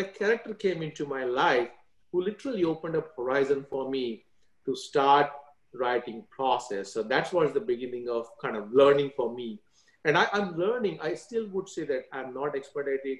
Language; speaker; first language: English; non-native, local second language; Gujarati